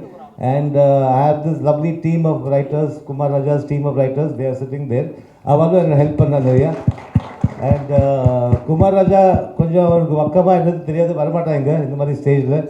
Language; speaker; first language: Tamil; early bilingual, heritage; Tamil